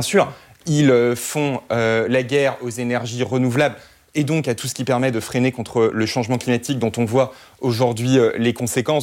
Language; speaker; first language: French; native; French